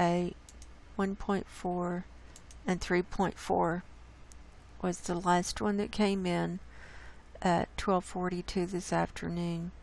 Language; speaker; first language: English; native; English